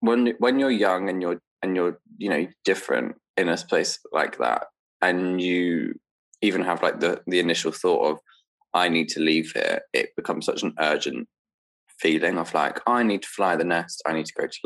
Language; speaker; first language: English; native; English